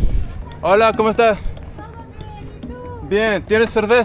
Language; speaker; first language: Spanish; non-native, learner; English